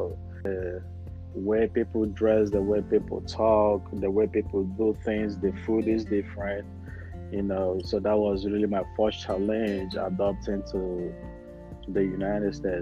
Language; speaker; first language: English; non-native, local second language; Igbo